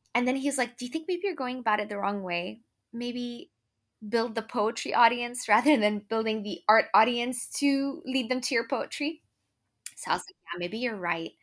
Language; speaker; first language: English; non-native, fluent; Arabic